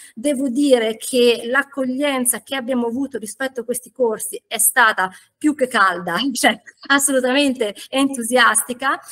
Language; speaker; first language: Italian; native; Italian